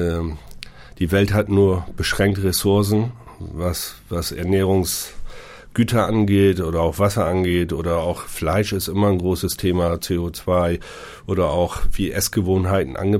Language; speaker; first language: German; native; German